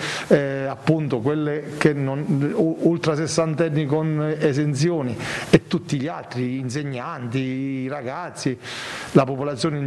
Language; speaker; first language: Italian; native; Italian